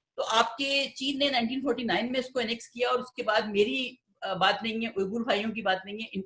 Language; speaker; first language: Urdu; native; Urdu